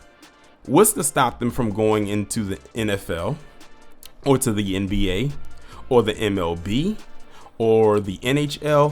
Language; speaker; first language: English; native; English